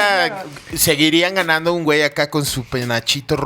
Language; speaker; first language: Spanish; native; Spanish